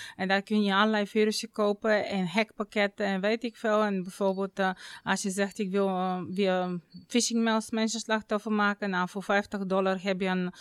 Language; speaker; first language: Dutch; non-native, fluent; Bulgarian